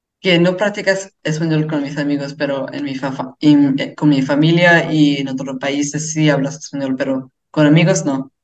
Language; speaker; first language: Spanish; early bilingual, heritage; English